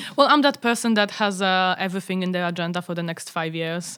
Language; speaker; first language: English; non-native, fluent; Polish